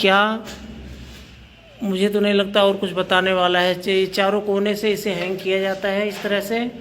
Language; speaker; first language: Hindi; native; Hindi